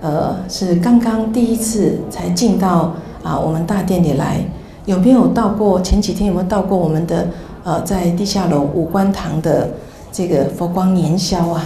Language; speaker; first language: Chinese; native; Chinese